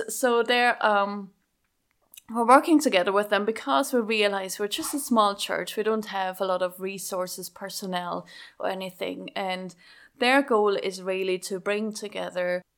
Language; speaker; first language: English; non-native, fluent; Swiss German